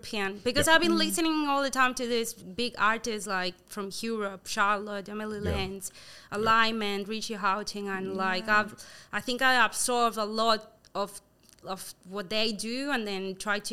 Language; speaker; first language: English; non-native, fluent; Spanish